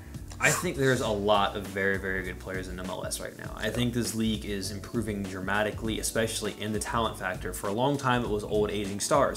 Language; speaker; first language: English; native; English